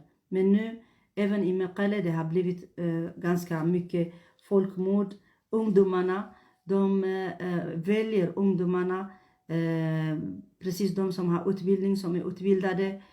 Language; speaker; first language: Swedish; non-native, fluent; Tigrinya